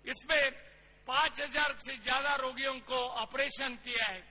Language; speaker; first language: Hindi; non-native, local second language; Kannada